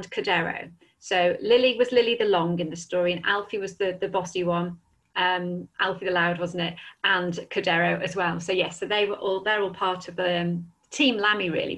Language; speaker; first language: English; native; English